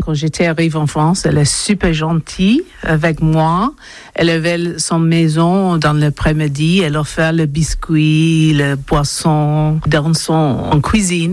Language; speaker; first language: French; non-native, learner; English